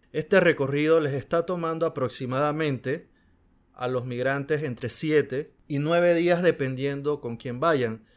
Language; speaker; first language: Spanish; native; Spanish